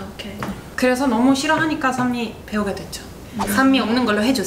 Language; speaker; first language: Korean; non-native, fluent; Italian